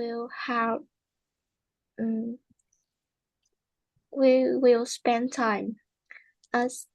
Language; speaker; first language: English; non-native, learner; Vietnamese